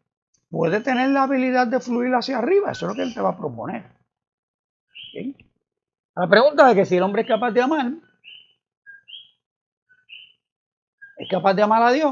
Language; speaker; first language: Spanish; native; Spanish